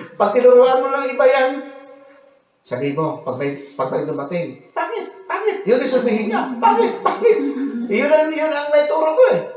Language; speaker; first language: Filipino; non-native, local second language; Cebuano